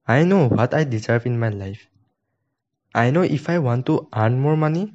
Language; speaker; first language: English; non-native, local second language; Assamese